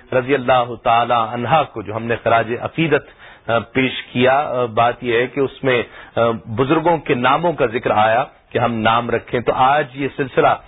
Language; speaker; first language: Urdu; native; Urdu